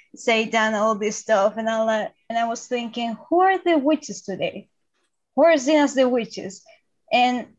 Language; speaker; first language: English; non-native, fluent; Spanish